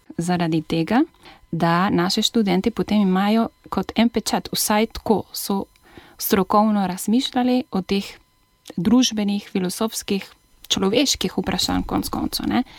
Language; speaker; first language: Slovenian; non-native, fluent; Spanish